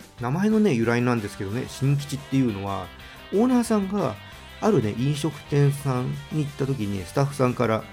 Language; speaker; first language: Japanese; native; Japanese